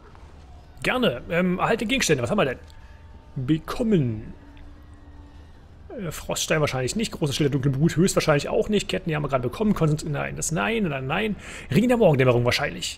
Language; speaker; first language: German; native; German